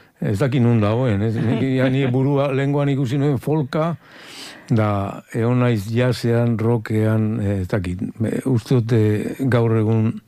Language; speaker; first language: Basque; native; Basque